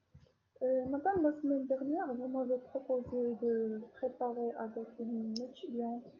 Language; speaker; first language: French; non-native, local second language; Arabic